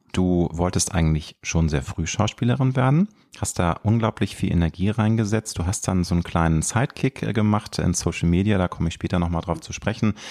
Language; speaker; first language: German; native; German